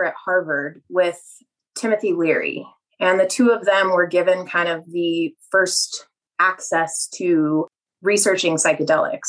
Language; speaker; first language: English; native; English